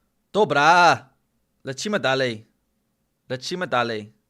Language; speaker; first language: Polish; non-native, learner; English